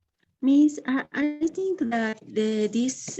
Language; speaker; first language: English; non-native, learner; Spanish